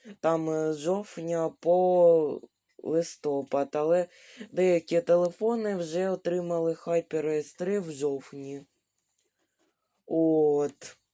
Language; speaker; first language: Ukrainian; non-native, local second language; Russian